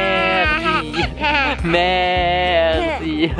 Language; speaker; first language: French; native; French